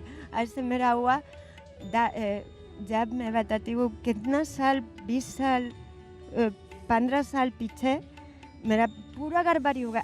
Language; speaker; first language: Hindi; non-native, learner; Spanish